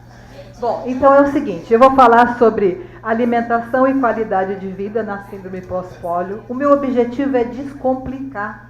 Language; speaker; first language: Portuguese; native; Portuguese